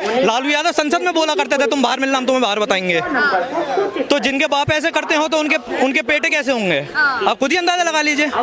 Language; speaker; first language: Hindi; native; Hindi